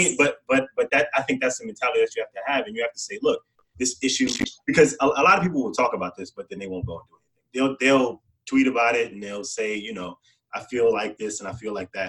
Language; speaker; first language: English; native; English